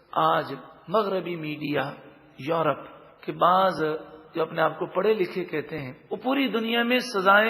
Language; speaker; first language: Urdu; native; Urdu